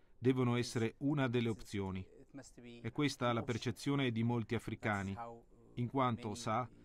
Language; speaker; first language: Italian; non-native, fluent; Amharic